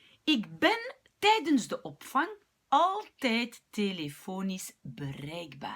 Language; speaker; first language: Dutch; non-native, local second language; French